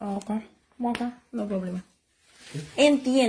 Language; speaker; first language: Spanish; non-native, learner; Haitian Creole